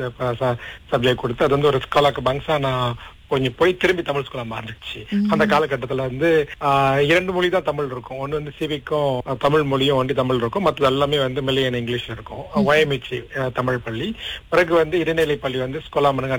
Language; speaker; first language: Tamil; early bilingual, heritage; Tamil